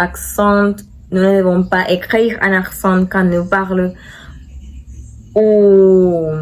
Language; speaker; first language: French; non-native, learner; Spanish